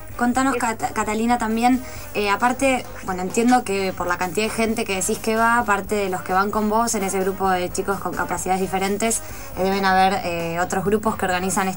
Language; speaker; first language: Spanish; native; Spanish